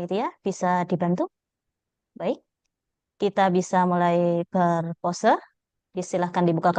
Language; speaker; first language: Indonesian; native; Indonesian